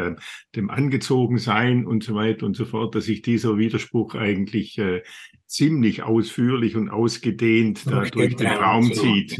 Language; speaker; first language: German; native; German